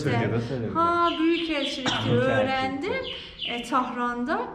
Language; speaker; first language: Turkish; non-native, fluent; Persian